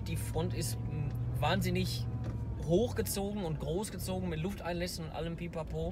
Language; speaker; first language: German; native; German